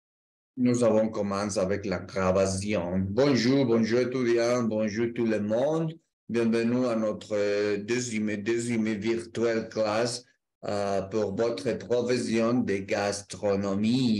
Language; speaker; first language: French; non-native, learner; Spanish